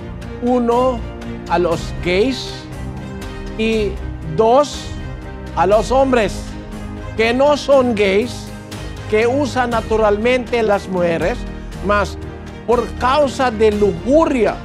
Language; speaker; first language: Spanish; non-native, learner; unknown